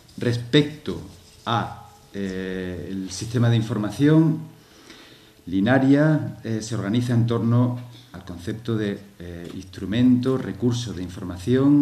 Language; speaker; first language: Spanish; native; Spanish